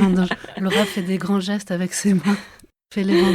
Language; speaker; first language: French; native; French